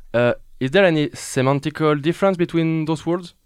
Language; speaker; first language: English; non-native, fluent; French